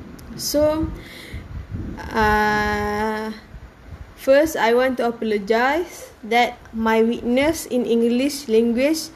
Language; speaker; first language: English; non-native, learner; Malay